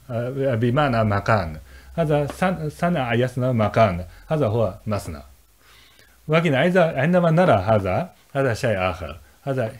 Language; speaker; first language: Arabic; non-native, fluent; Japanese